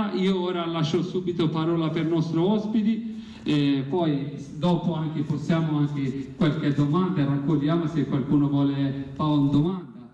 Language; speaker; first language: Italian; non-native, learner; Kurdish